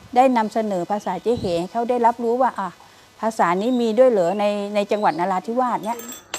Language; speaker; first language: Thai; native; Thai